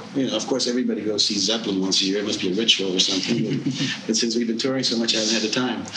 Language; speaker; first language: English; non-native, fluent; Dutch